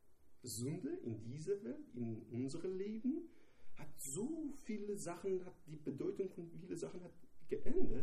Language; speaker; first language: German; non-native, learner; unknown